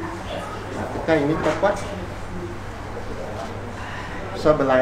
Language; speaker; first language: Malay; non-native, local second language; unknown